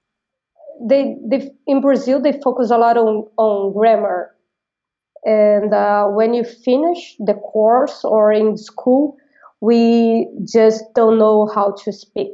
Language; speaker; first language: English; non-native, fluent; Portuguese